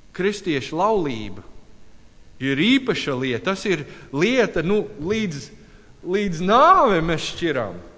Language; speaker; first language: Latvian; non-native, learner; English